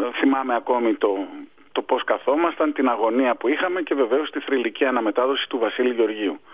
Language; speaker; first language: Greek; native; Greek